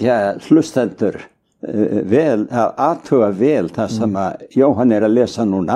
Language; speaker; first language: Icelandic; native; Icelandic